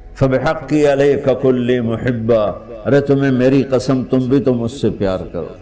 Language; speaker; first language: Urdu; non-native, local second language; Punjabi